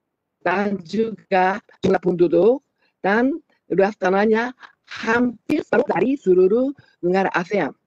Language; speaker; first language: Indonesian; non-native, fluent; Japanese